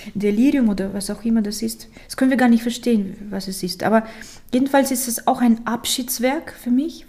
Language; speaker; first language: German; early bilingual, other home language; Romanian